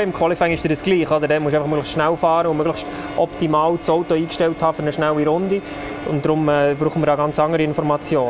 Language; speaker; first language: German; native; German